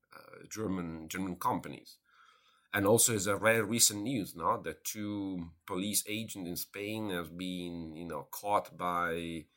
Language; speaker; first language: English; non-native, fluent; Italian